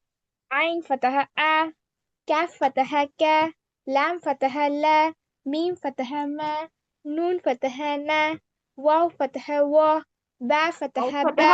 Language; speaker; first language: Arabic; non-native, learner; Tamil